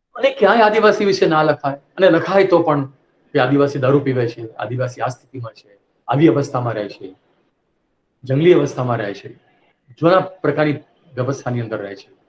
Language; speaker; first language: Gujarati; native; Gujarati